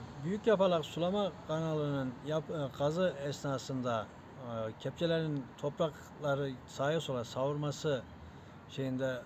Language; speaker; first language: Turkish; native; Turkish